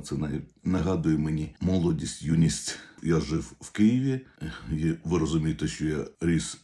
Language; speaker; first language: Ukrainian; non-native, local second language; Russian